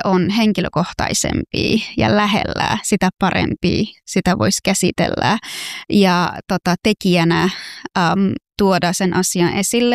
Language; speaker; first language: Finnish; non-native, fluent; Persian